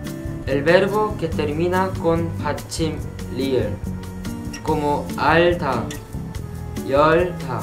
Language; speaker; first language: Spanish; non-native, fluent; Korean